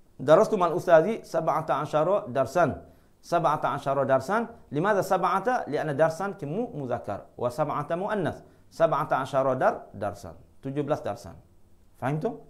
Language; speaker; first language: Arabic; non-native, fluent; Malay